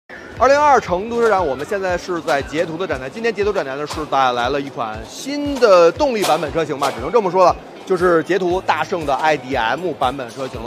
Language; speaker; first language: Chinese; native; Chinese